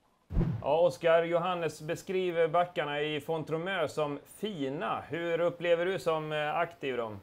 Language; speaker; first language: Swedish; native; Swedish